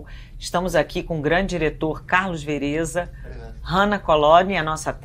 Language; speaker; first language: Portuguese; native; Portuguese